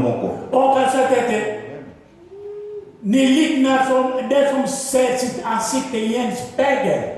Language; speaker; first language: Swedish; non-native, fluent; Lingala